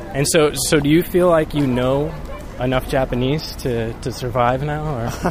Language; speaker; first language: English; native; English